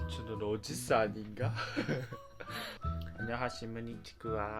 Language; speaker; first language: Korean; non-native, learner; Japanese